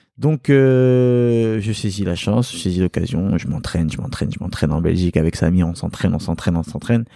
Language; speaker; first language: French; early bilingual, other home language; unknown